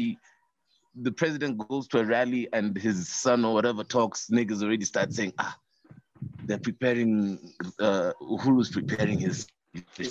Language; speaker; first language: English; non-native, local second language; Swahili